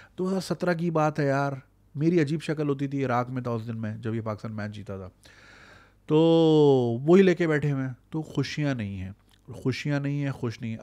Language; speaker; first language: Urdu; native; Urdu